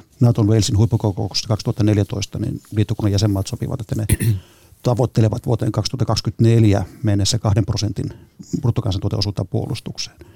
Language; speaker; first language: Finnish; native; Finnish